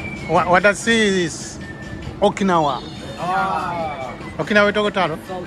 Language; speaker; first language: Japanese; non-native, learner; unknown